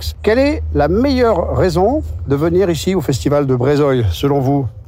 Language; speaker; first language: French; native; French